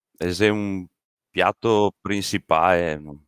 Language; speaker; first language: French; non-native, learner; Italian